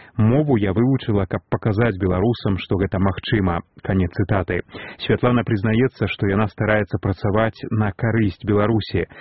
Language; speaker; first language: Belarusian; native; Belarusian